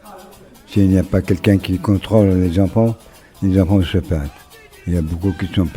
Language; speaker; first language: French; non-native, local second language; Arabic